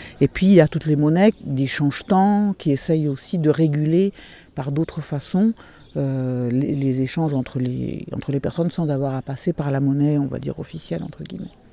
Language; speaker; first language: French; non-native, fluent; Portuguese